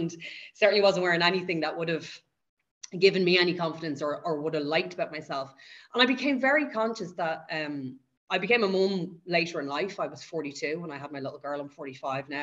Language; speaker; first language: English; native; English